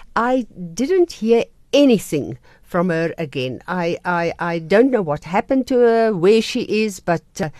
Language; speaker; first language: English; non-native, local second language; Afrikaans